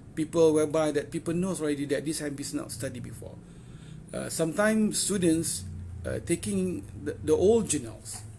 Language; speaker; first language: English; non-native, local second language; Malay